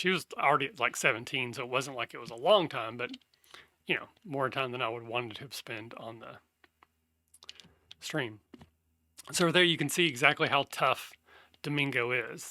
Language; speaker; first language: English; native; English